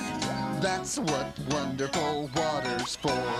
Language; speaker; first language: English; native; English